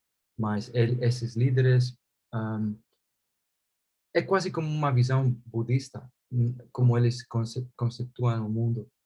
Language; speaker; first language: Portuguese; non-native, fluent; Spanish